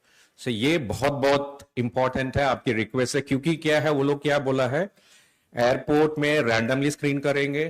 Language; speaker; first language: Hindi; non-native, local second language; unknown